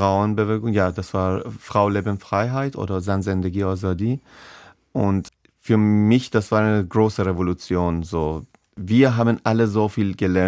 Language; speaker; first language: German; non-native, fluent; Persian